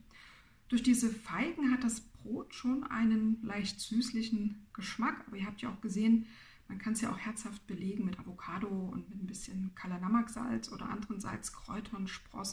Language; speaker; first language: German; native; German